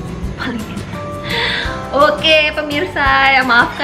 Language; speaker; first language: Indonesian; native; Indonesian